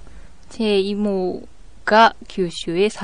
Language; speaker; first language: Korean; non-native, learner; Japanese